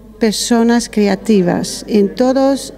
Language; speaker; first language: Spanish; non-native, learner; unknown